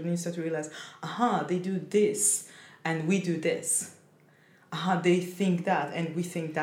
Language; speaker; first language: English; non-native, fluent; Rundi